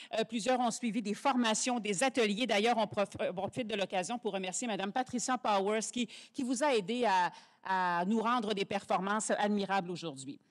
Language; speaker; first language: French; native; French